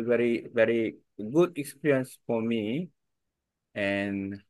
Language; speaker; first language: English; non-native, learner; Korean